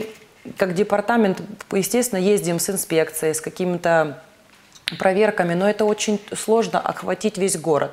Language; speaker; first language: Russian; native; Russian